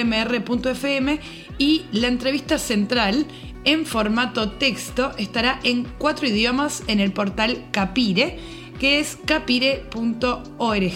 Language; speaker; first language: Spanish; native; Spanish